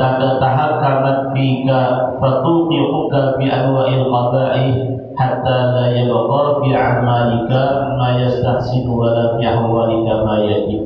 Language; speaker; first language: Arabic; non-native, fluent; Banjar